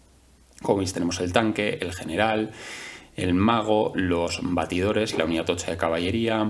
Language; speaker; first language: Spanish; native; Spanish